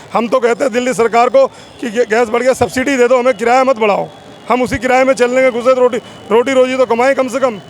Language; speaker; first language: Hindi; native; Hindi